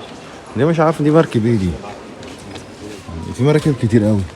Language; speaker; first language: Arabic; native; Arabic